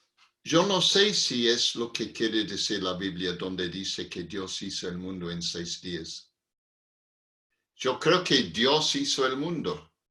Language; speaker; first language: Spanish; non-native, fluent; English